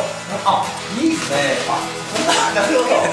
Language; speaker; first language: Japanese; native; Japanese